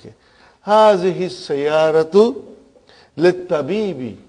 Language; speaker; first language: Arabic; non-native, fluent; Urdu